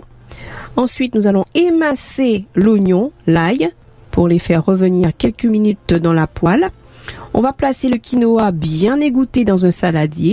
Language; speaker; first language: French; native; French